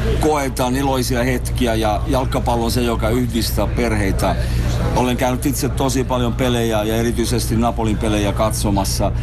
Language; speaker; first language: Finnish; non-native, fluent; Italian